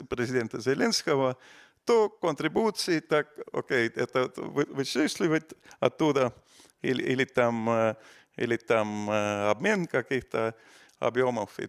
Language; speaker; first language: Russian; non-native, fluent; Estonian